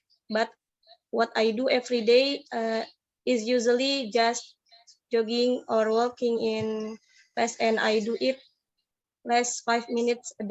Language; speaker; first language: English; non-native, learner; Indonesian